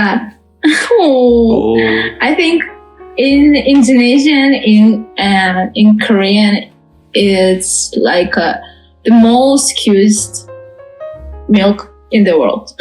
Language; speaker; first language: English; non-native, fluent; Russian